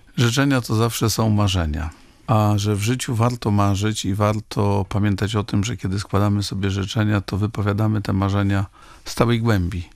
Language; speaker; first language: Polish; native; Polish